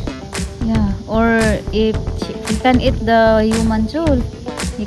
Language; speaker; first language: English; non-native, learner; Filipino